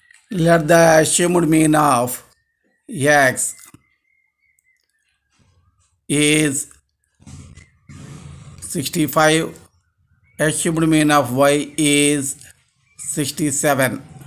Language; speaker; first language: English; non-native, local second language; Telugu